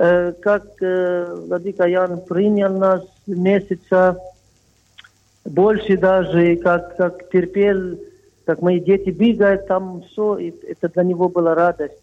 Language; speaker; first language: Russian; non-native, fluent; Arabic